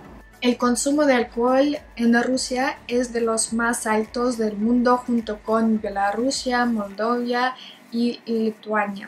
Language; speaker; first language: Spanish; non-native, fluent; Russian